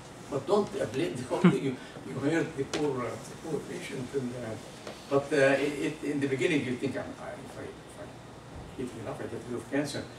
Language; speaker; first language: English; non-native, fluent; Arabic